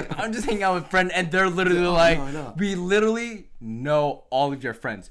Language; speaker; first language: English; native; English